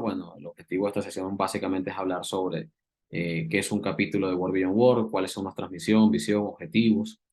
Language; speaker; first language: Spanish; native; Spanish